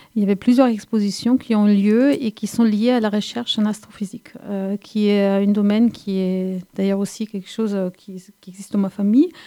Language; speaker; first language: French; non-native, fluent; German